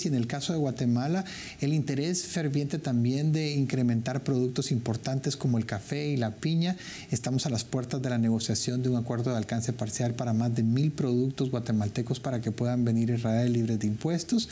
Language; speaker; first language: Spanish; native; Spanish